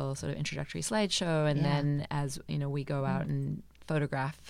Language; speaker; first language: English; native; English